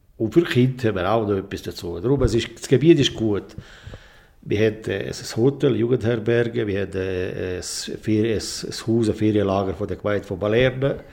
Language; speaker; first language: German; native; German